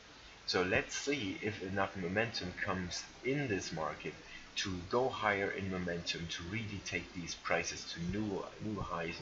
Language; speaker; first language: English; non-native, fluent; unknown